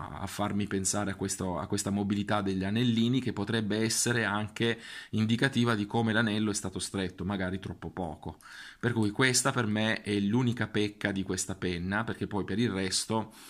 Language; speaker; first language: Italian; native; Italian